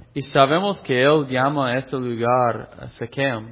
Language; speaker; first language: Spanish; non-native, fluent; English